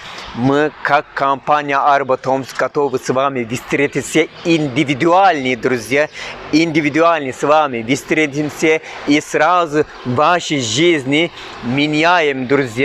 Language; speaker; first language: Russian; non-native, learner; Turkish